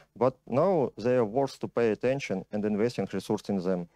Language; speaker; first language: English; non-native, fluent; Ukrainian